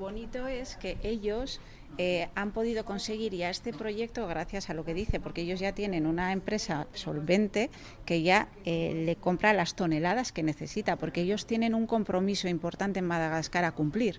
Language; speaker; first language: Spanish; native; Spanish